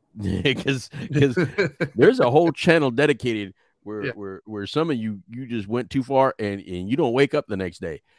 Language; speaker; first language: English; native; English